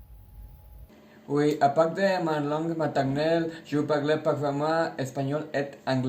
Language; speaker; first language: French; non-native, learner; Spanish